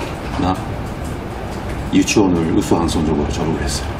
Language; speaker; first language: Korean; early bilingual, heritage; Korean